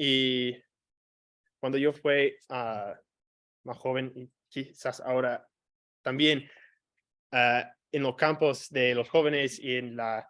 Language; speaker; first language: Spanish; non-native, fluent; English